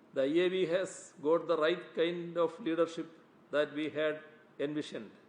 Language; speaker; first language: English; non-native, local second language; Malayalam